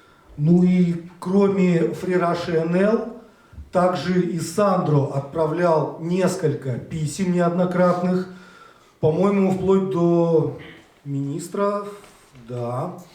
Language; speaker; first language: Russian; native; Russian